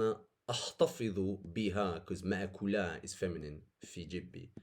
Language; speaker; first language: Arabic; non-native, fluent; English